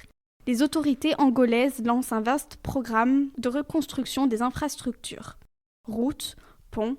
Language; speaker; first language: French; native; French